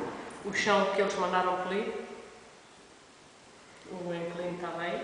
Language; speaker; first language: Portuguese; native; Portuguese